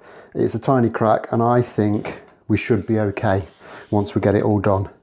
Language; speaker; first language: English; native; English